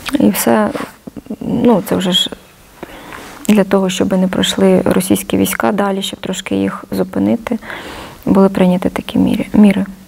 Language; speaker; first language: Ukrainian; native; Ukrainian